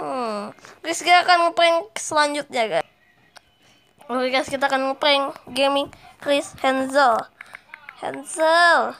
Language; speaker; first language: Indonesian; native; Indonesian